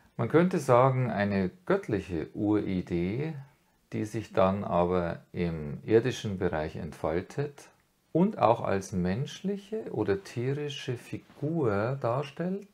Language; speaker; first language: German; native; German